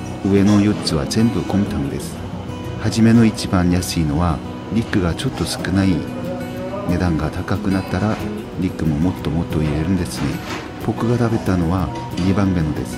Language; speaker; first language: Japanese; non-native, learner; Korean